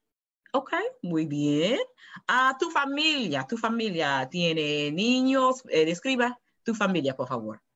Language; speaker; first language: Spanish; non-native, learner; English